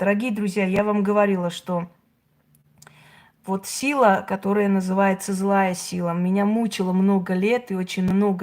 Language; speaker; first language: Russian; native; Russian